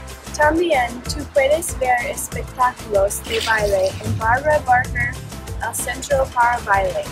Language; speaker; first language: Spanish; non-native, learner; English